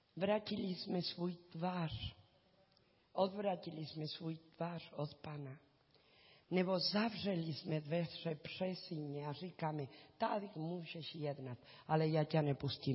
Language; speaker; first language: Czech; non-native, learner; Spanish